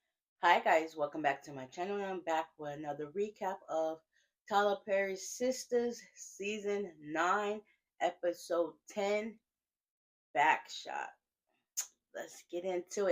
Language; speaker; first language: English; native; English